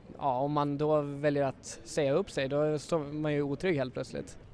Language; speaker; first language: Swedish; native; Swedish